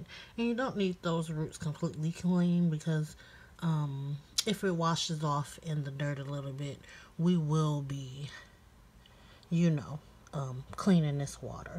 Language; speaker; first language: English; native; English